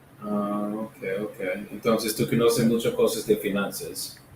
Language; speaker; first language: Spanish; non-native, learner; English